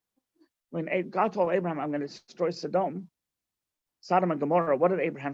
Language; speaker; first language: English; native; English